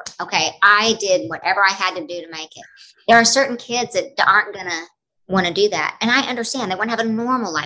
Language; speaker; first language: English; native; English